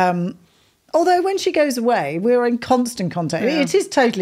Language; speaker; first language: English; native; English